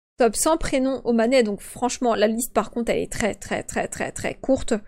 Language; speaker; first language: French; native; French